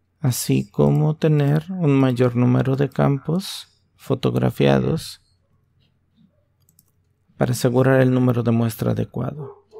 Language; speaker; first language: Spanish; native; Spanish